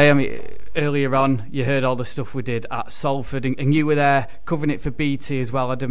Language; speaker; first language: English; native; English